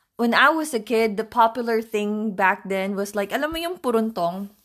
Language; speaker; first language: English; non-native, local second language; Filipino